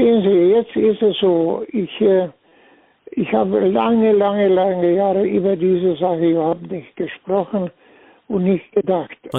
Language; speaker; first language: German; non-native, fluent; Slovenian